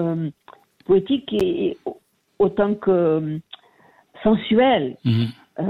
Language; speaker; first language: French; non-native, learner; Portuguese